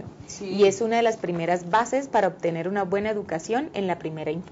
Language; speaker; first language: Spanish; native; Spanish